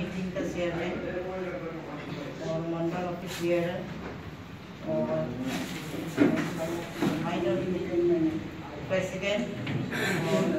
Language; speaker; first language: Hindi; non-native, local second language; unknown